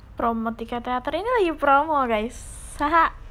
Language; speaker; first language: Indonesian; native; Indonesian